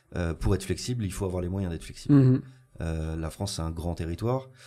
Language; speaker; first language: French; native; French